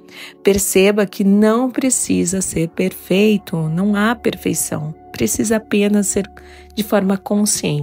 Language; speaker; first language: Portuguese; native; Portuguese